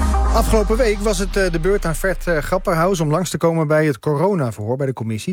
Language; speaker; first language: Dutch; native; Dutch